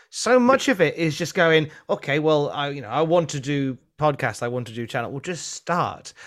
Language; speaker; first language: English; native; English